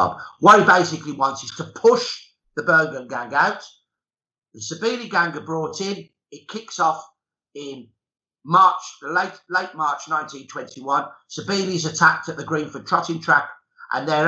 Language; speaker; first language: English; native; English